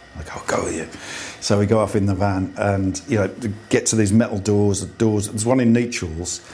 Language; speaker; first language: English; native; English